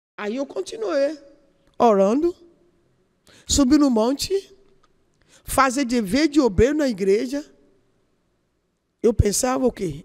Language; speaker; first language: Portuguese; non-native, learner; Yoruba